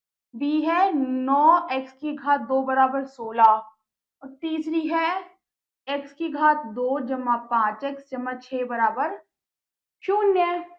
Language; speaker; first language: Hindi; native; Hindi